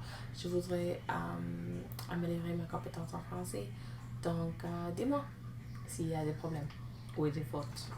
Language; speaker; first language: French; non-native, learner; English